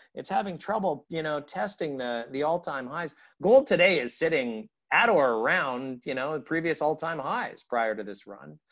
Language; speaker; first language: English; native; English